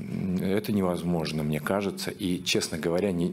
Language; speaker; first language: Russian; native; Russian